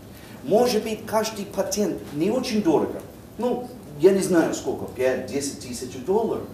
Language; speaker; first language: Russian; non-native, learner; English